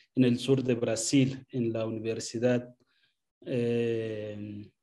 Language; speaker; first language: Spanish; non-native, fluent; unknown